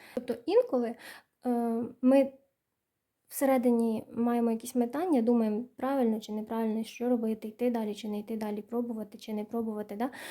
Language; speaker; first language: Ukrainian; non-native, local second language; Russian